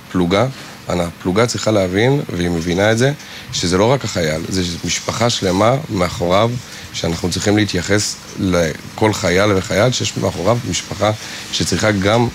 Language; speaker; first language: Hebrew; native; Hebrew